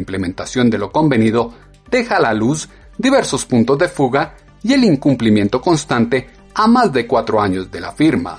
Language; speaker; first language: Spanish; native; Spanish